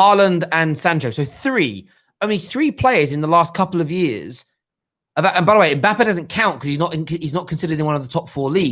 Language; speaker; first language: English; native; English